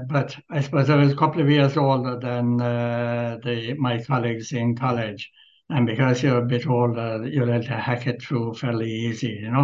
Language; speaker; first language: English; native; English